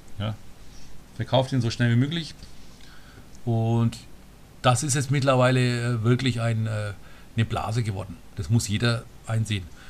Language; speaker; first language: German; early bilingual, other home language; Turkish